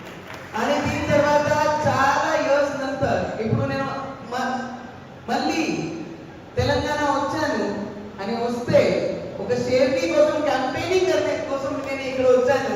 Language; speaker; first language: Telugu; non-native, local second language; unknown